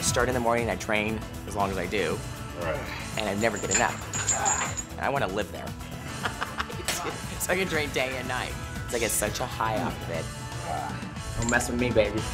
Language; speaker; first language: English; native; English